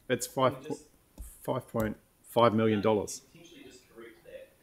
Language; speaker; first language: English; native; English